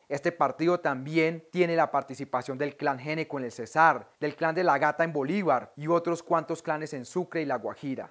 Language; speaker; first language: Spanish; native; Spanish